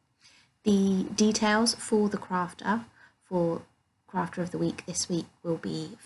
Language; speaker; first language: English; native; English